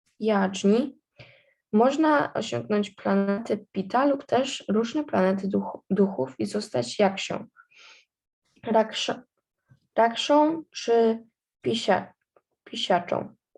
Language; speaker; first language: Polish; native; Polish